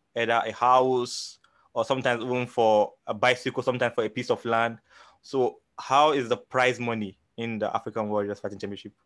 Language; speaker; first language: English; non-native, local second language; Hausa